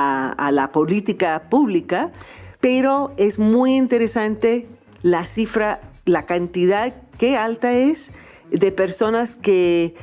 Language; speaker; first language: Spanish; non-native, fluent; English